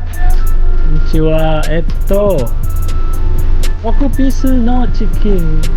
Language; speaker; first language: Japanese; non-native, fluent; Filipino